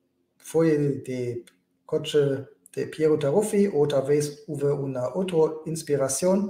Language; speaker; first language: Spanish; non-native, fluent; German